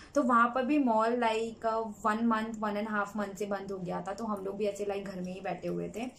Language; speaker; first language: Hindi; native; Hindi